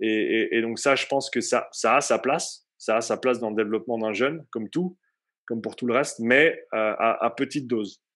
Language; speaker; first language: French; native; French